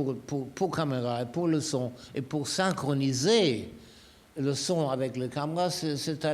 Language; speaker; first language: French; non-native, fluent; German